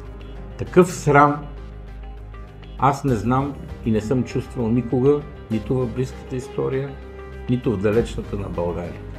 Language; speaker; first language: Bulgarian; native; Bulgarian